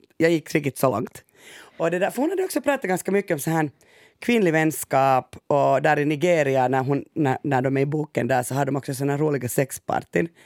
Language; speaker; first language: Swedish; native; Swedish